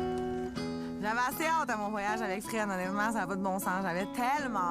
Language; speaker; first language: French; native; French